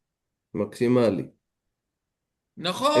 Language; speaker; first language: Hebrew; non-native, local second language; Arabic